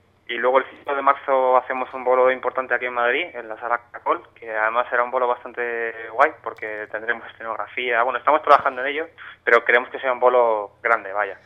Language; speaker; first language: Spanish; native; Spanish